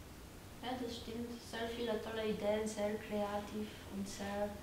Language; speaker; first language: German; non-native, learner; Polish